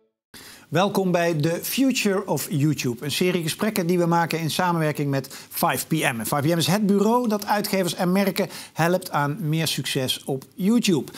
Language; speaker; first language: Dutch; native; Dutch